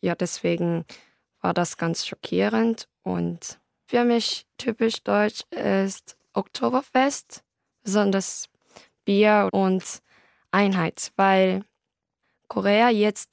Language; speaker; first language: German; non-native, learner; Korean